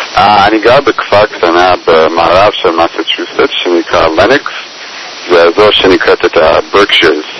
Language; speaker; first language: Hebrew; early bilingual, heritage; English